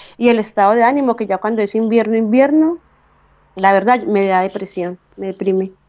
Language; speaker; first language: Spanish; native; Spanish